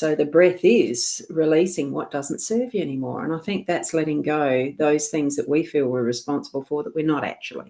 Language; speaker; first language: English; native; English